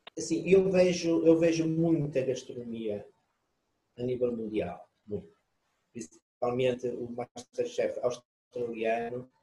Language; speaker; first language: Portuguese; native; Portuguese